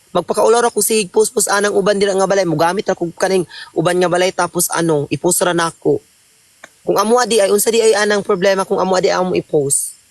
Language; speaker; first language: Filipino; non-native, local second language; Cebuano